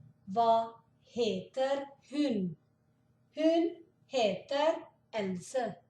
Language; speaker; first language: Norwegian; non-native, fluent; Portuguese